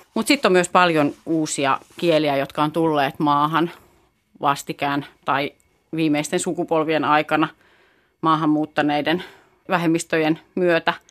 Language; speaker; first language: Finnish; native; Finnish